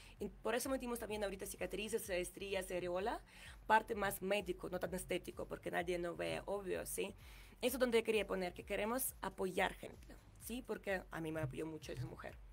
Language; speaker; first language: Spanish; non-native, learner; Ukrainian